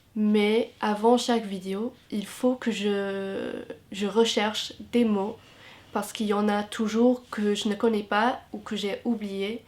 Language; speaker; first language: French; non-native, fluent; English